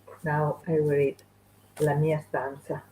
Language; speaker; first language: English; non-native, fluent; Italian